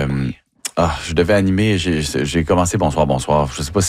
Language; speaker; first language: French; native; French